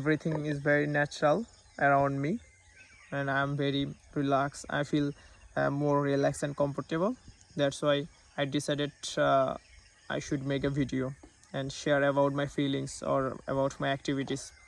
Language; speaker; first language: English; non-native, learner; Bangla